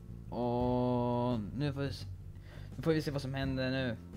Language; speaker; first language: Swedish; native; Swedish